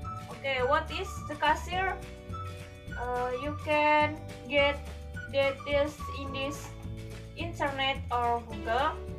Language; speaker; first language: English; non-native, learner; Indonesian